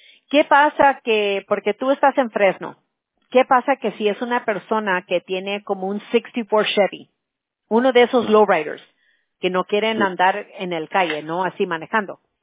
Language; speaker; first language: Spanish; early bilingual, heritage; Spanish